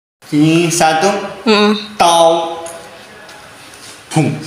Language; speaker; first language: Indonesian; non-native, learner; Chinese